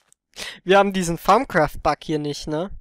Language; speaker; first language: German; native; German